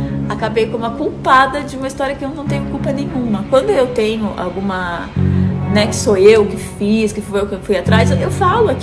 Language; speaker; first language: Portuguese; native; Portuguese